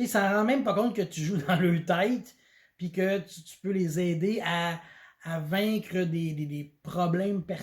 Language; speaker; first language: French; native; French